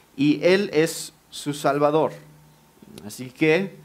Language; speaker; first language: Spanish; native; Spanish